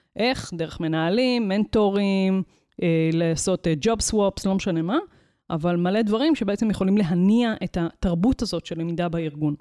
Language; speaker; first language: Hebrew; native; Hebrew